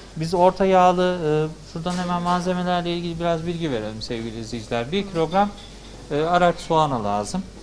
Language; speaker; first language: Turkish; native; Turkish